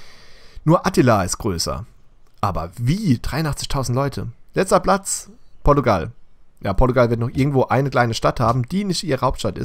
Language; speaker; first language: German; native; German